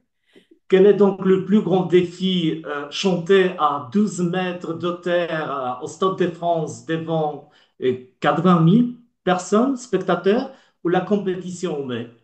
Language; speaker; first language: French; non-native, learner; Polish